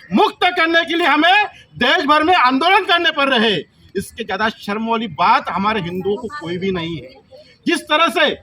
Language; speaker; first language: Hindi; non-native, local second language; Marathi